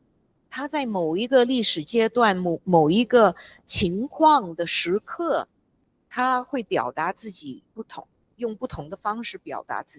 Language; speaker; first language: Chinese; early bilingual, heritage; English